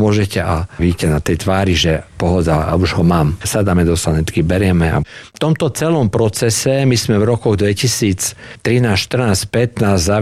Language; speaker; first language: Slovak; native; Slovak